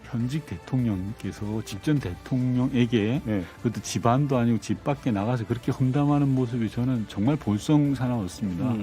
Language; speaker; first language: Korean; native; Korean